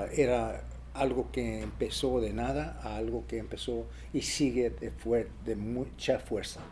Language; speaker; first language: Spanish; early bilingual, other home language; English